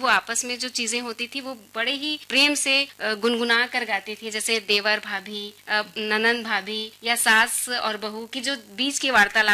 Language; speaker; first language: Hindi; native; Hindi